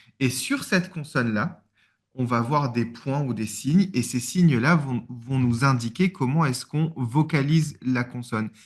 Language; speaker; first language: French; native; French